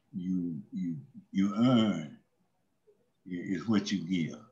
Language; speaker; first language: English; native; English